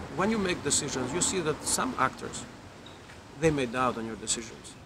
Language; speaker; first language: English; non-native, fluent; Albanian